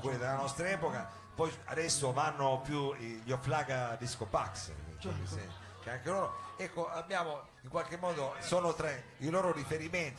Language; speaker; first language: Italian; native; Italian